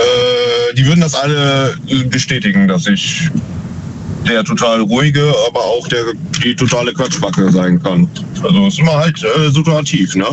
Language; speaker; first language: German; native; German